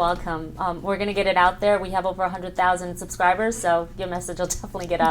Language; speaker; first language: English; native; English